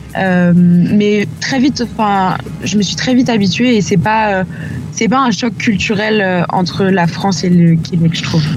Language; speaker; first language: French; native; French